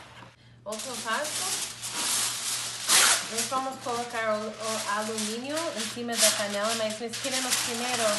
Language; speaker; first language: Portuguese; non-native, learner; English